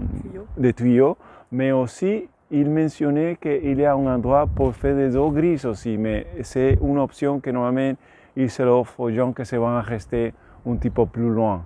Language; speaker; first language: French; non-native, learner; Spanish